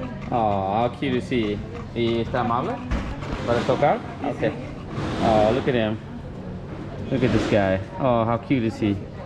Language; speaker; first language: English; native; English